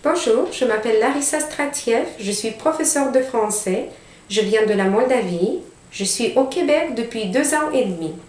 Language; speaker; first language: French; non-native, fluent; Romanian